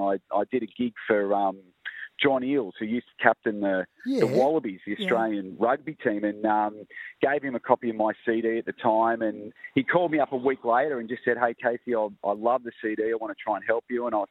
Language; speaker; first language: English; native; English